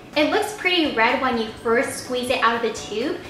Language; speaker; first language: English; early bilingual, other home language; Japanese